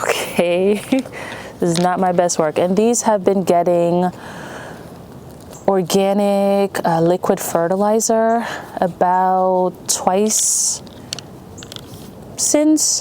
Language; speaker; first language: English; native; English